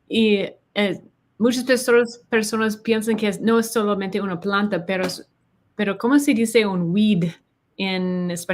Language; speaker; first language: Spanish; non-native, learner; English